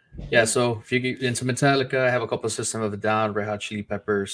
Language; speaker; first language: English; early bilingual, other home language; Spanish